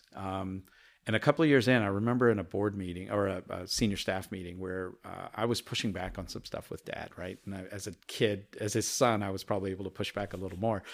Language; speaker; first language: English; early bilingual, other home language; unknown